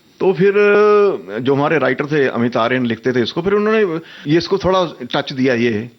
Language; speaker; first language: Hindi; non-native, local second language; Punjabi